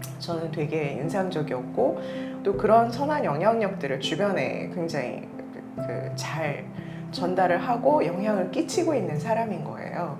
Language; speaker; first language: Korean; native; Korean